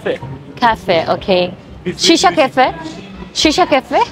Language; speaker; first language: English; non-native, learner; Hindi